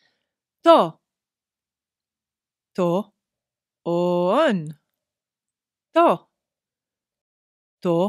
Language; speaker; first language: Greek; non-native, fluent; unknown